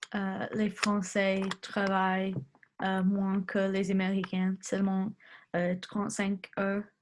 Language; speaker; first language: French; non-native, learner; English